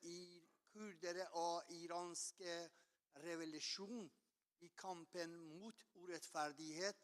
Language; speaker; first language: Norwegian; non-native, learner; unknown